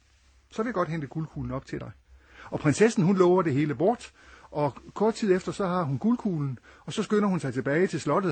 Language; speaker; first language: Danish; native; Danish